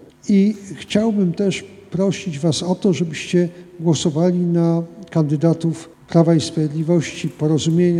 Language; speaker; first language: Polish; native; Polish